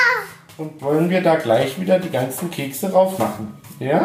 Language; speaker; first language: German; native; German